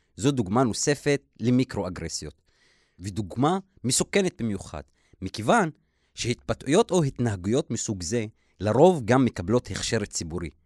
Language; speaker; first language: Hebrew; non-native, local second language; Arabic